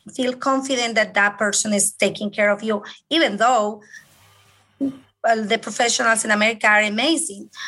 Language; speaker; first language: English; non-native, fluent; Spanish